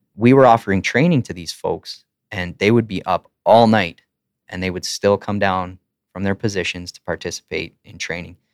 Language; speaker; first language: English; native; English